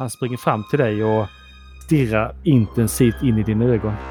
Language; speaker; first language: Swedish; native; Swedish